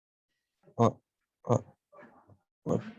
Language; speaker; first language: English; non-native, learner; Burmese